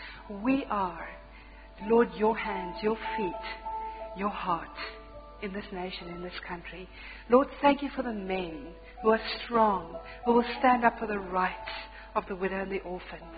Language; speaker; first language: English; non-native, local second language; Afrikaans